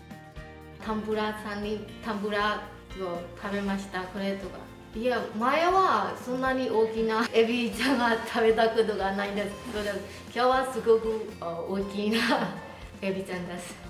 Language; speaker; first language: Japanese; non-native, fluent; Burmese